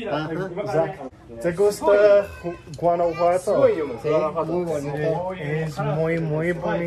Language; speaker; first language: Spanish; non-native, learner; English